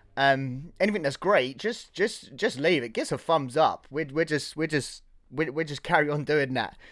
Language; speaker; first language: English; native; English